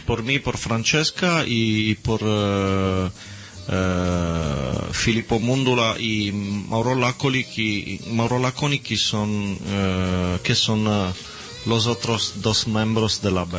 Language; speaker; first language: Spanish; non-native, learner; Italian